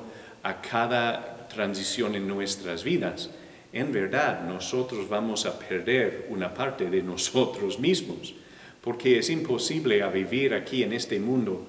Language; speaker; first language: Spanish; non-native, fluent; English